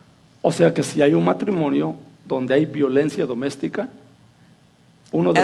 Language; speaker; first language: Spanish; native; Spanish